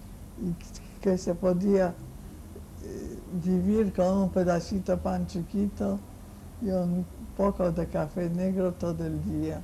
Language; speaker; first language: Spanish; non-native, fluent; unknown